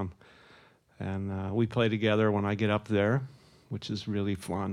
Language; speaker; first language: English; native; English